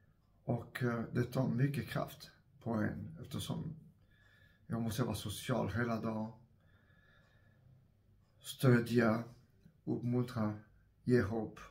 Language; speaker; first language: Swedish; non-native, fluent; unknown